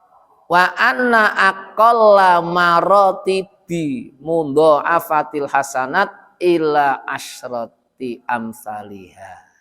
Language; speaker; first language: Arabic; non-native, fluent; Javanese